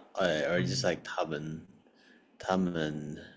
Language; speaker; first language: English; non-native, fluent; Indonesian